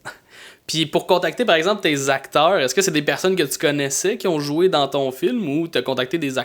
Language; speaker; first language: French; native; French